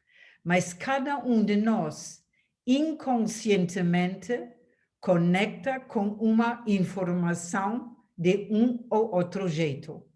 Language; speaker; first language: Portuguese; non-native, fluent; German